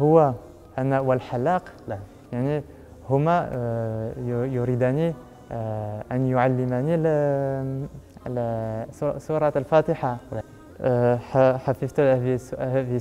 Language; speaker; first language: Arabic; non-native, learner; French